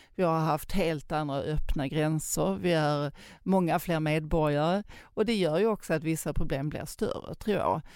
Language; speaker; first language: Swedish; native; Swedish